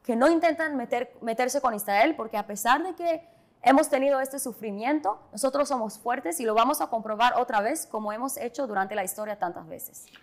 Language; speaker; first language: Spanish; non-native, fluent; Hebrew